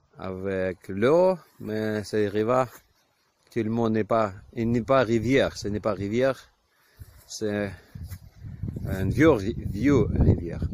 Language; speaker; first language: French; non-native, learner; Ukrainian